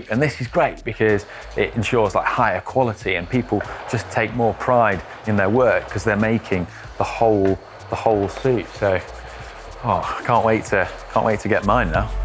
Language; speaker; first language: English; native; English